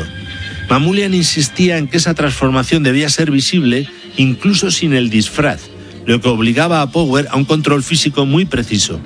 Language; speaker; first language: Spanish; native; Spanish